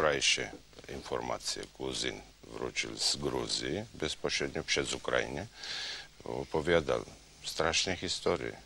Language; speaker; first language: Polish; non-native, fluent; Georgian